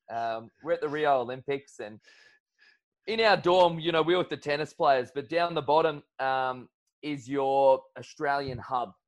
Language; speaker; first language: English; native; English